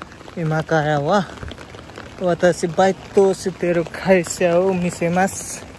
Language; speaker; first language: Japanese; non-native, learner; Nepali